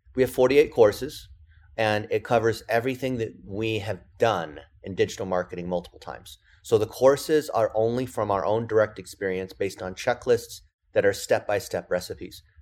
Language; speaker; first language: English; early bilingual, other home language; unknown